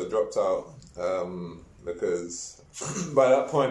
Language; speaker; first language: English; native; English